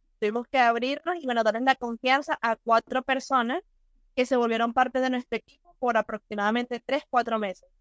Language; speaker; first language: Spanish; native; Spanish